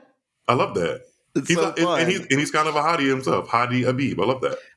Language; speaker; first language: English; native; English